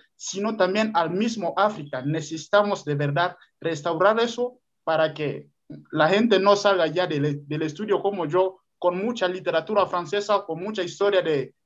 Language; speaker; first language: Spanish; non-native, fluent; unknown